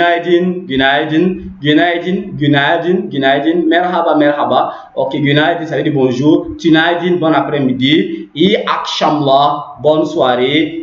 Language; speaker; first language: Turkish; non-native, learner; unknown